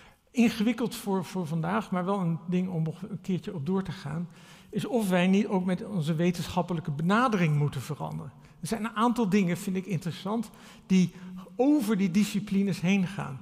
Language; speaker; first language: Dutch; native; Dutch